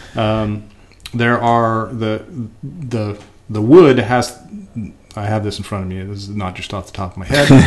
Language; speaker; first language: English; native; English